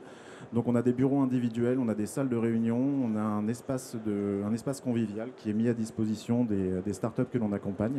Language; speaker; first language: French; native; French